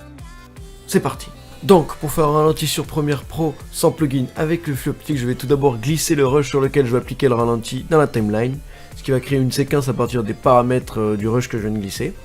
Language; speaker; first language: French; native; French